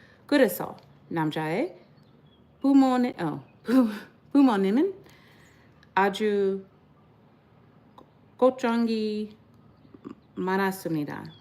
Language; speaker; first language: Korean; non-native, learner; English